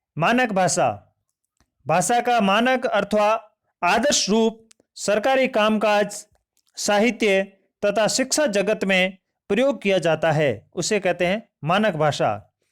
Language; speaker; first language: Hindi; native; Hindi